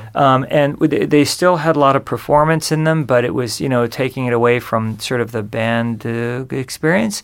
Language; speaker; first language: English; native; English